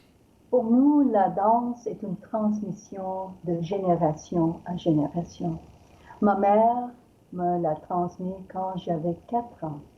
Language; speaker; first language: French; non-native, learner; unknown